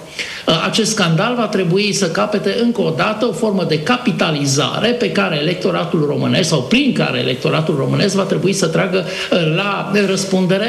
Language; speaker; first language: Romanian; native; Romanian